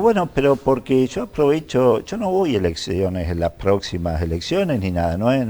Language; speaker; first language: Spanish; native; Spanish